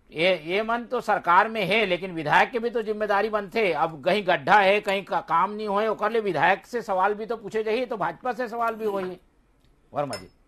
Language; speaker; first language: Hindi; native; Hindi